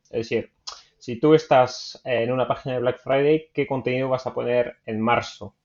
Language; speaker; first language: Spanish; non-native, fluent; French